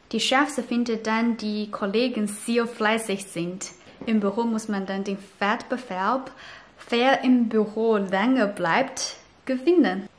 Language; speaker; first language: German; non-native, fluent; Chinese